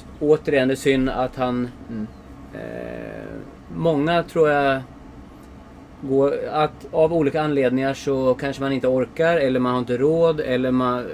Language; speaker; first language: Swedish; native; Swedish